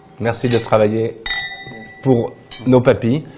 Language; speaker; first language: French; native; French